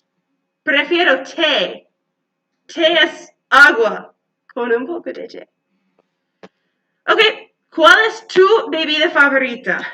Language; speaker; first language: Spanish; non-native, learner; English